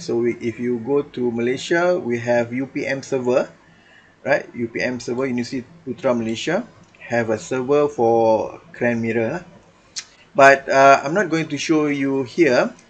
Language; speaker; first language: English; non-native, local second language; Malay